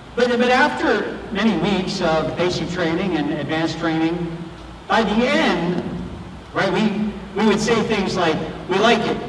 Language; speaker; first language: English; native; English